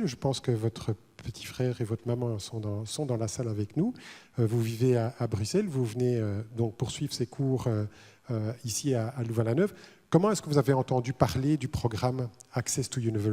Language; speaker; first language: French; native; French